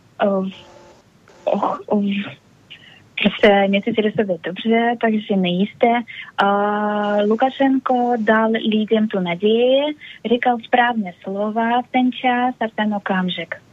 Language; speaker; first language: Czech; non-native, learner; Russian